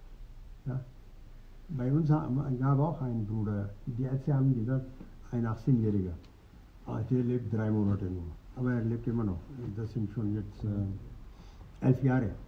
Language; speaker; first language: German; non-native, fluent; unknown